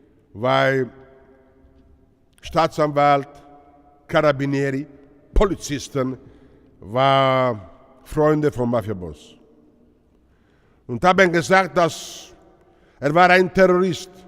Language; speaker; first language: German; non-native, learner; Italian